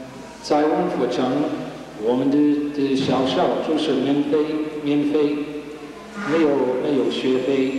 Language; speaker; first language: Chinese; non-native, learner; English